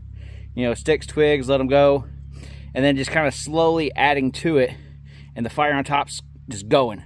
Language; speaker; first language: English; native; English